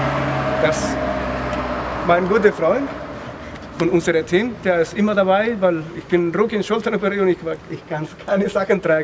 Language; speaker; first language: German; non-native, learner; Spanish